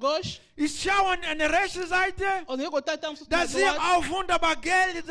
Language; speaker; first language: German; non-native, learner; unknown